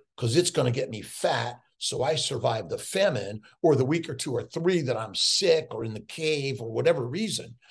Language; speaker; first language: English; native; English